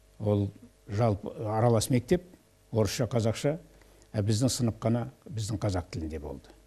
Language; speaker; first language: Kazakh; native; Kazakh